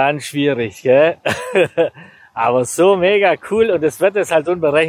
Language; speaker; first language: German; native; German